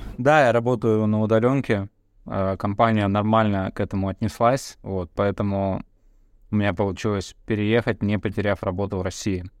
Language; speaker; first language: Russian; early bilingual, other home language; Bulgarian